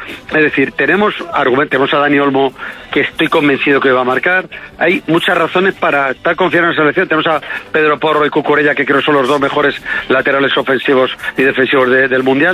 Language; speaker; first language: Spanish; native; Spanish